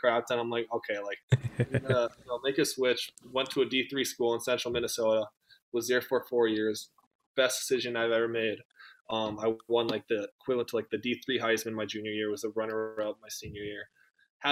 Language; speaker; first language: English; native; English